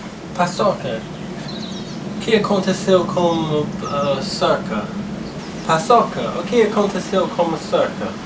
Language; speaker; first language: Portuguese; non-native, learner; English